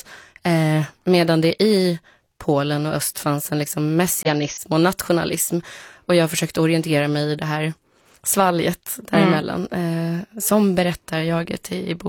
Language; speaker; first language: Swedish; early bilingual, other home language; Polish